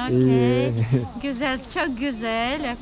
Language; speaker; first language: Turkish; non-native, learner; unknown